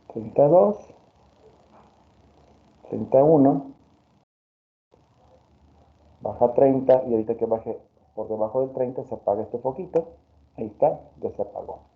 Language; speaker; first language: Spanish; native; Spanish